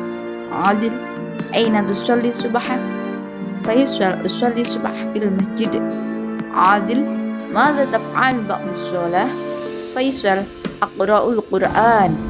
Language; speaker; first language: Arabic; non-native, fluent; Indonesian